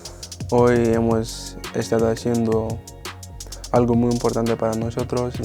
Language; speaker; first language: Spanish; non-native, fluent; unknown